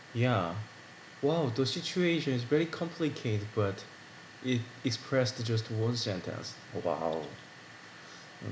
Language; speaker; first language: English; non-native, learner; Korean